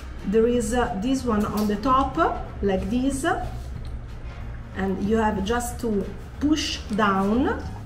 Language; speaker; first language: English; non-native, fluent; Italian